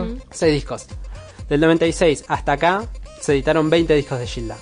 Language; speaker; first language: Spanish; native; Spanish